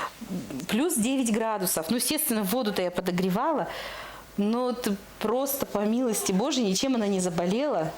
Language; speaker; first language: Russian; native; Russian